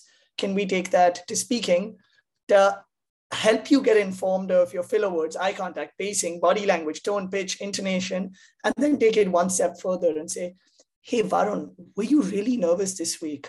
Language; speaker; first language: English; non-native, local second language; Hindi